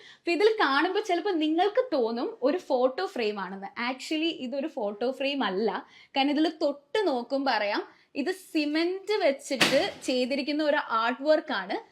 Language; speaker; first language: Malayalam; native; Malayalam